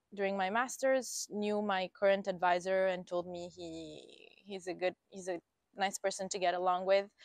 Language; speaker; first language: English; non-native, fluent; Italian